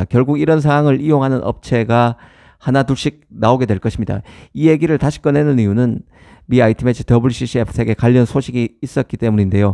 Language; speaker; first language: Korean; native; Korean